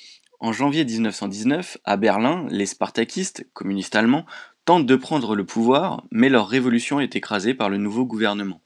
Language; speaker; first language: French; native; French